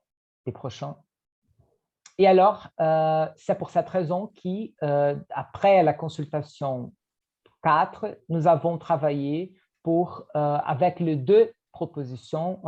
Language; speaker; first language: French; non-native, fluent; Portuguese